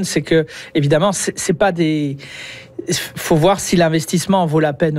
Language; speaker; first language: French; native; French